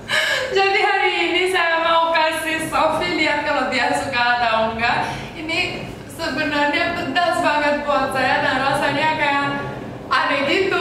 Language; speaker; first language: Indonesian; non-native, fluent; Romanian